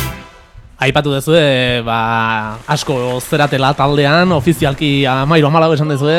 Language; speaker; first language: Basque; native; Basque